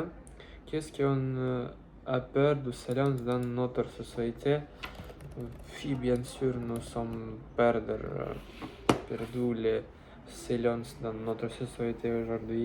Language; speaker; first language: French; non-native, learner; Russian